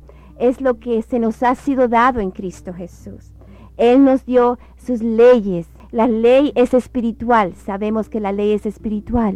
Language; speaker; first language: Spanish; native; Spanish